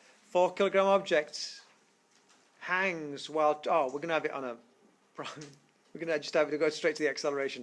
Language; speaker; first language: English; native; English